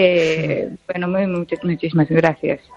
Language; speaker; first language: Spanish; non-native, learner; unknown